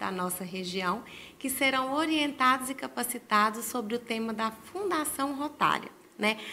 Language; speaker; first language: Portuguese; native; Portuguese